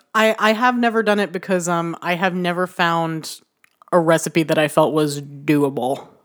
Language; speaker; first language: English; early bilingual, other home language; Italian